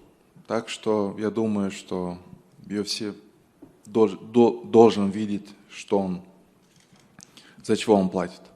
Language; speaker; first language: Russian; non-native, local second language; Romanian